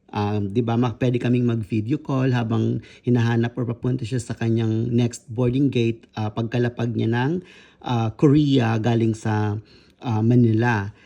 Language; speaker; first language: Filipino; non-native, local second language; Kinaray-a